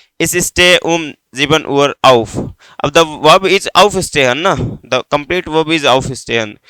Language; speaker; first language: Hindi; native; Hindi